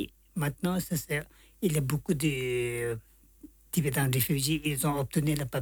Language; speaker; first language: French; non-native, learner; Tibetan